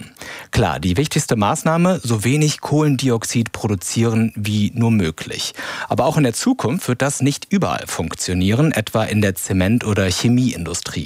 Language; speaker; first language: German; native; German